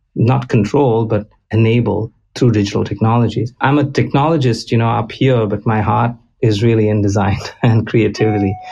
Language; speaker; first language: English; non-native, local second language; Konkani